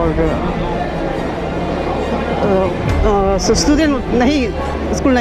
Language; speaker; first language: Hindi; non-native, learner; Manipuri